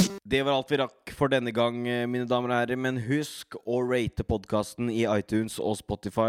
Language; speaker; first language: Norwegian; native; Norwegian